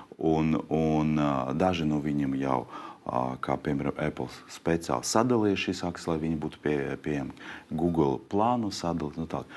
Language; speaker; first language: Latvian; non-native, local second language; Russian